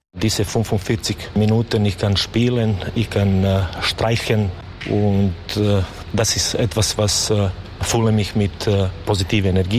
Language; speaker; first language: German; non-native, learner; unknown